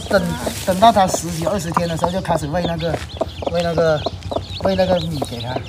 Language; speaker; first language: Chinese; native; Chinese